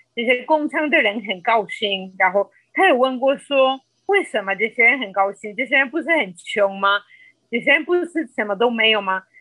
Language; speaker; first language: Chinese; non-native, fluent; Spanish